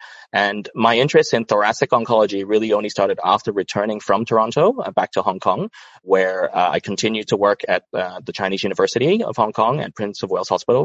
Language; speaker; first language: English; non-native, local second language; Cantonese